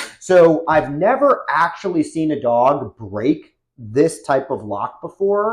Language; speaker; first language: English; native; English